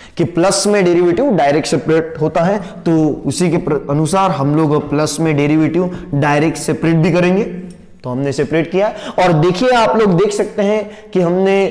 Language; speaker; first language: Hindi; non-native, local second language; Marathi